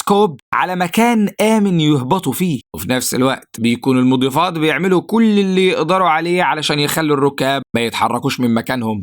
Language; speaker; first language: Arabic; native; Arabic